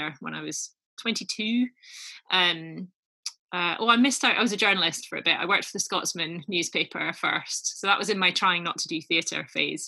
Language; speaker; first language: English; native; English